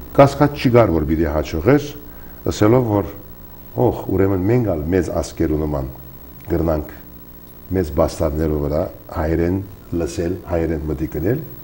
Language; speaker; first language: Armenian; early bilingual, heritage; Armenian